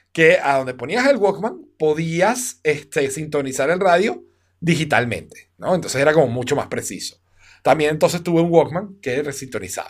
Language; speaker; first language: Spanish; native; Spanish